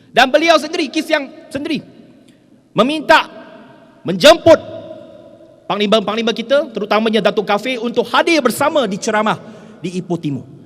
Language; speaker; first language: Malay; non-native, local second language; Chinese